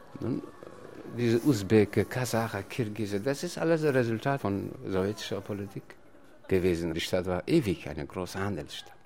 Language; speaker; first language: German; non-native, learner; Tajik